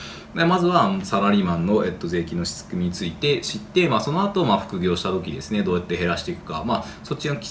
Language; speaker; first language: Japanese; native; Japanese